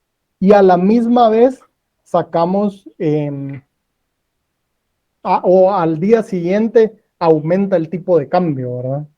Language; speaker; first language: Spanish; native; Spanish